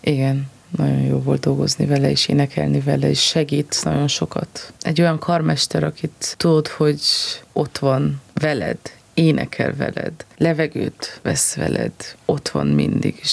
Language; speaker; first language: Hungarian; non-native, fluent; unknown